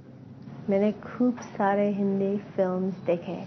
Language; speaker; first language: Hindi; non-native, learner; English